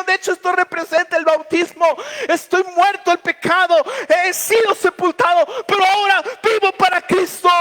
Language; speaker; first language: Spanish; native; Spanish